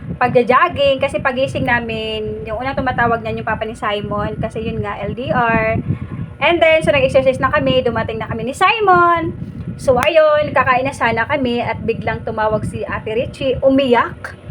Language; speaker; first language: Filipino; native; Filipino